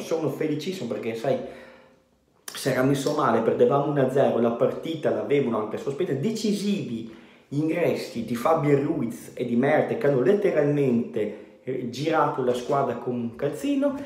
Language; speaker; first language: Italian; native; Italian